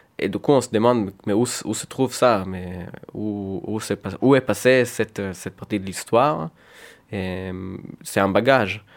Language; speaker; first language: French; non-native, fluent; Hebrew